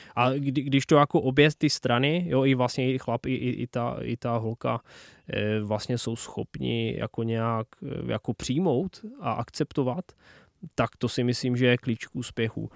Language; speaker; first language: Czech; non-native, local second language; Polish